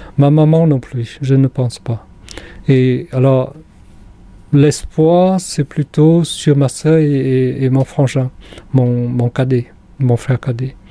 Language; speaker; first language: French; non-native, fluent; Khmer